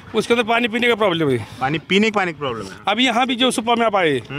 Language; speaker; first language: Hindi; non-native, local second language; Marathi